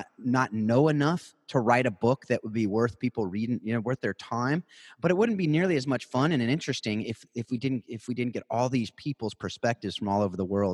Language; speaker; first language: English; native; English